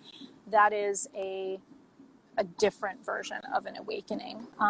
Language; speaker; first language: English; native; English